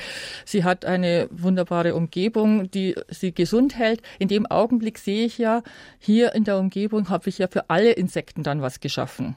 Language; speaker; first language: German; native; German